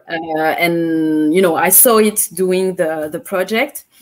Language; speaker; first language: English; non-native, fluent; French